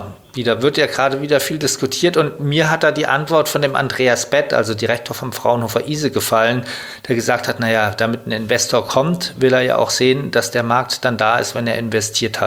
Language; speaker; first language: German; native; German